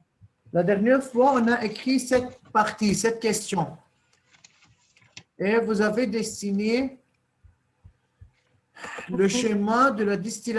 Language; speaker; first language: French; non-native, local second language; Arabic